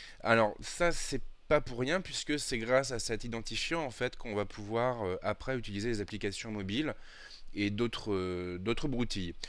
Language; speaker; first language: French; native; French